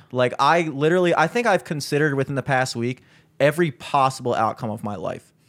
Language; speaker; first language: English; native; English